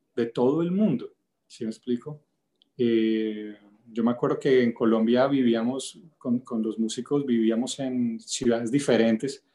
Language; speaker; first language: Spanish; native; Spanish